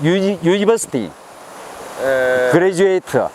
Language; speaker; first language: English; non-native, learner; Korean